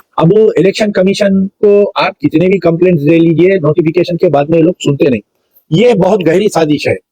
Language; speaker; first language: Hindi; non-native, local second language; Urdu